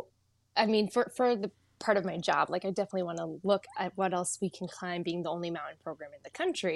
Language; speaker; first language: English; native; English